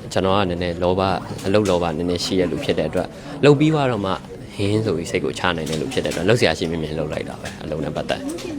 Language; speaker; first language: Burmese; native; Burmese